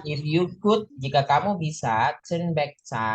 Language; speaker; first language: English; non-native, fluent; Indonesian